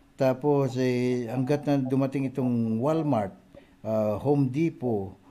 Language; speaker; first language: Filipino; non-native, local second language; Cebuano